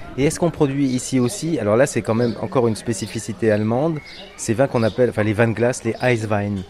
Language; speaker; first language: French; native; French